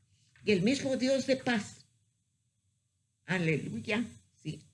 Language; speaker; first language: Spanish; native; Spanish